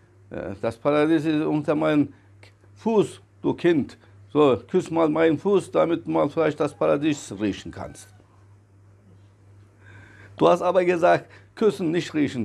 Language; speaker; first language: German; non-native, fluent; Turkish